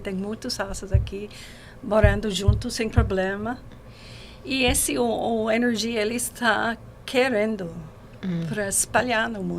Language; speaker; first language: Portuguese; non-native, learner; English